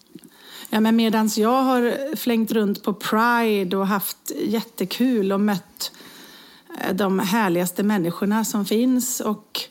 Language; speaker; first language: Swedish; native; Swedish